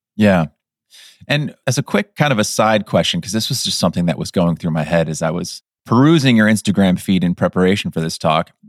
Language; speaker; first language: English; native; English